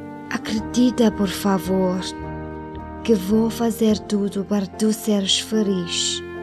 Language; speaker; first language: Portuguese; non-native, learner; Chinese